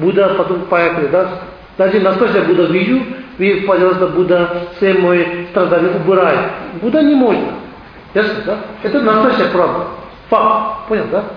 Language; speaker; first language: Russian; non-native, learner; Tibetan